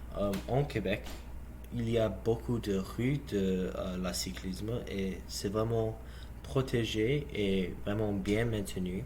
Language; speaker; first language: French; non-native, learner; English